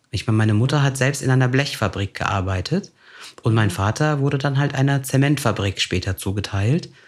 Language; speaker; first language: German; early bilingual, other home language; Turkish